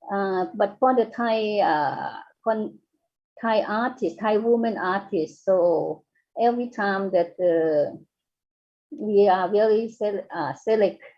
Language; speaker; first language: English; non-native, fluent; Thai